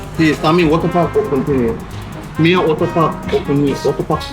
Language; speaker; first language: Korean; native; Korean